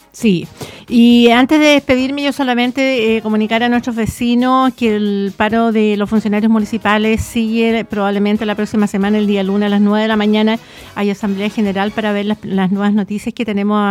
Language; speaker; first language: Spanish; native; Spanish